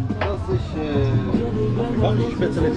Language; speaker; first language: German; non-native, learner; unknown